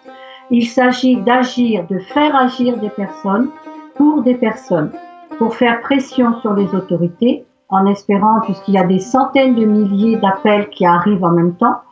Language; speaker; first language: French; native; French